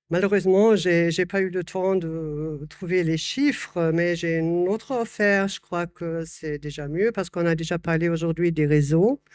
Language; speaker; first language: French; non-native, fluent; German